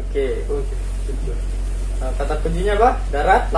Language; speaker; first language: Indonesian; native; Indonesian